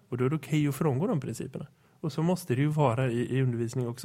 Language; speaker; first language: Swedish; native; Swedish